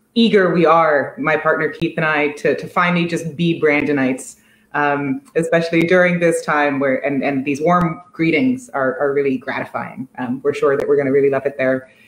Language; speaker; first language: English; native; English